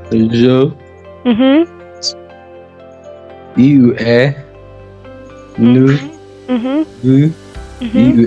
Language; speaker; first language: French; non-native, learner; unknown